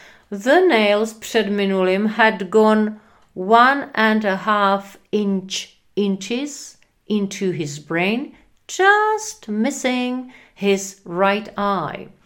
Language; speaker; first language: English; non-native, fluent; Czech